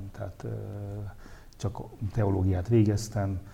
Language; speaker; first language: Hungarian; native; Hungarian